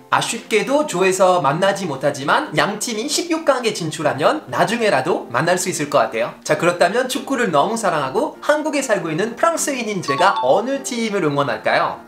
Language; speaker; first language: Korean; non-native, fluent; French